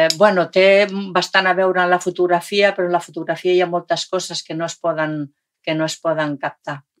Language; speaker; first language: Catalan; non-native, local second language; Spanish